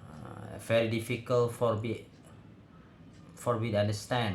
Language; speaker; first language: English; non-native, learner; Indonesian